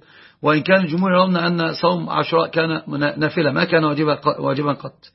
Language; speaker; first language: Arabic; native; Arabic